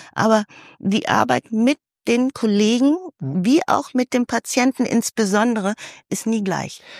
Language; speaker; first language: German; early bilingual, other home language; Filipino